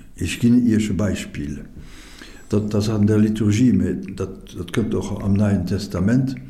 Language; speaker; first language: Luxembourgish; non-native, fluent; French